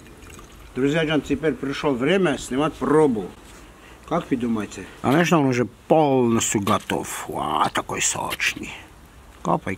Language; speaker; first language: Russian; non-native, fluent; Armenian